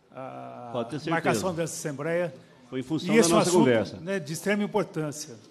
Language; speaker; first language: Portuguese; native; Portuguese